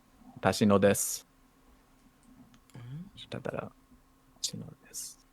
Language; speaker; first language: Japanese; non-native, learner; English